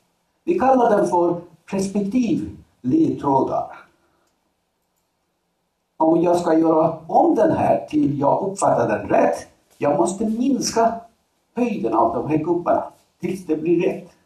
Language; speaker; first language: Swedish; non-native, fluent; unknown